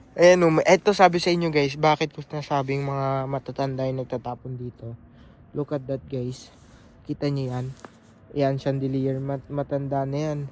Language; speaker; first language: Filipino; native; Filipino